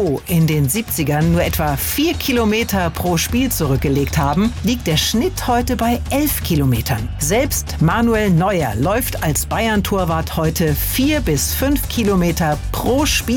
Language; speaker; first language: German; native; German